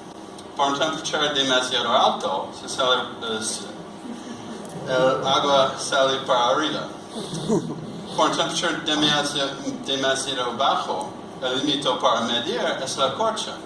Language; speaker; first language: Spanish; non-native, learner; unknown